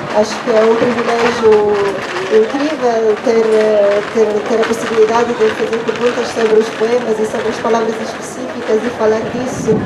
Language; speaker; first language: Portuguese; non-native, fluent; Italian